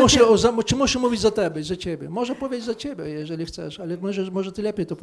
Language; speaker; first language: Polish; non-native, fluent; Ukrainian